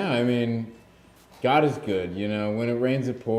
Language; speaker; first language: English; native; English